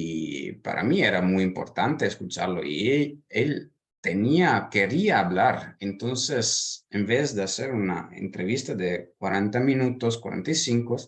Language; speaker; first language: Spanish; non-native, fluent; Italian